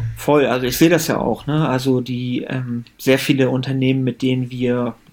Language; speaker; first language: German; early bilingual, other home language; Persian